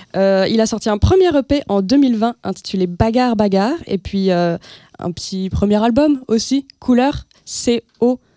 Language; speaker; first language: French; native; French